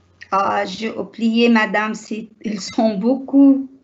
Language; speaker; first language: French; non-native, learner; Arabic